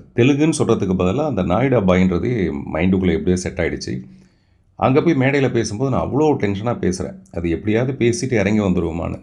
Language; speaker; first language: Tamil; non-native, local second language; Telugu